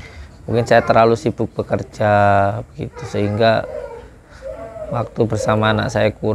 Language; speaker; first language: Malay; non-native, local second language; Javanese